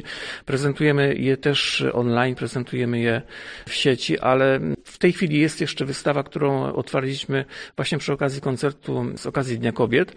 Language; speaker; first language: Polish; native; Polish